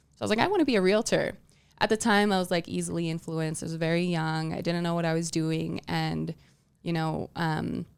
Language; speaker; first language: English; early bilingual, other home language; Tongan